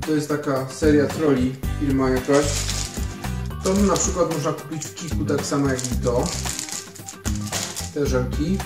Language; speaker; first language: Polish; native; Polish